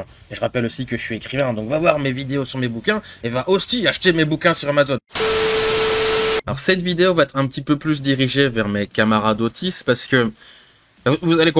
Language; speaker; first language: French; native; French